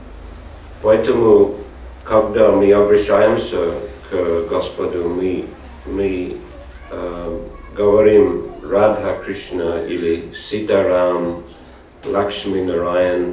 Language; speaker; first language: Russian; non-native, learner; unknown